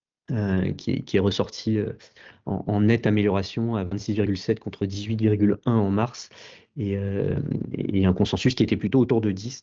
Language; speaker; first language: French; native; French